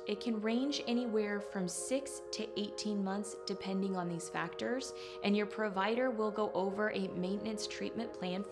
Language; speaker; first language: English; native; English